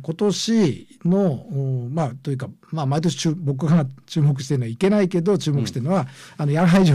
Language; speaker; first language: Japanese; native; Japanese